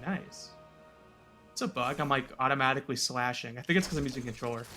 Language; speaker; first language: English; native; English